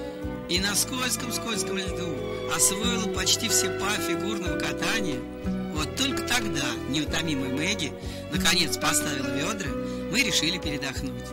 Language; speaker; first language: Russian; native; Russian